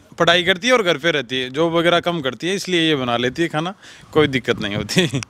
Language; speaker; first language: Hindi; non-native, local second language; Punjabi